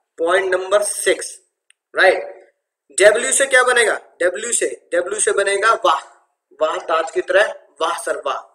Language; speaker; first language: Hindi; native; Hindi